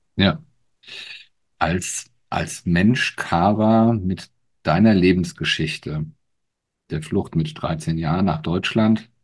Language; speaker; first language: German; native; German